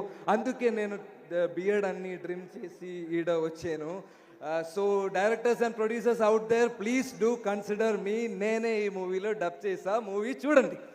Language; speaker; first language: Telugu; non-native, learner; Malayalam